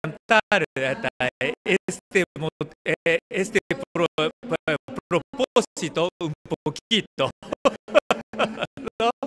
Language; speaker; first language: Spanish; non-native, learner; Japanese